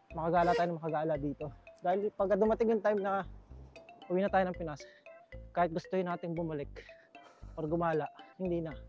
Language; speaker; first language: Filipino; native; Filipino